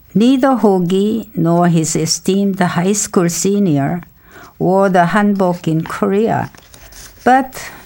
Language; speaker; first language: English; non-native, fluent; Korean